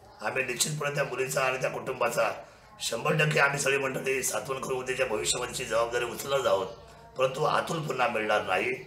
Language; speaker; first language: Marathi; native; Marathi